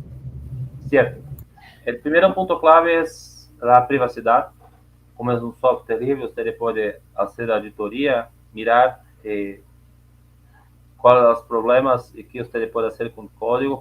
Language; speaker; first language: Spanish; non-native, learner; Portuguese